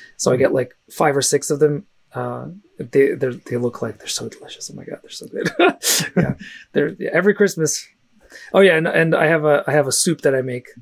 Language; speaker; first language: English; early bilingual, other home language; Russian